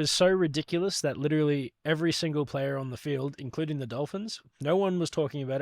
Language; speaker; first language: English; native; English